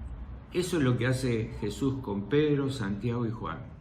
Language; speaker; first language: Spanish; native; Spanish